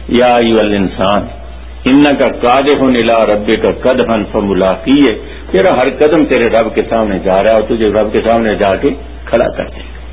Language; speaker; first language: Urdu; non-native, local second language; Punjabi